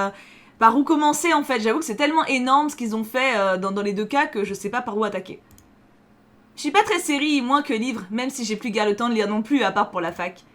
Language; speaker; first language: French; native; French